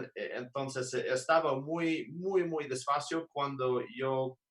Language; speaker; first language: Spanish; non-native, learner; English